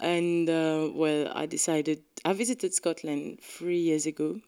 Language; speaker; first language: English; non-native, local second language; Morisyen